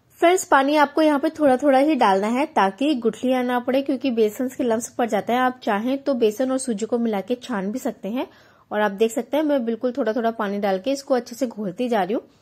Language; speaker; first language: Hindi; native; Hindi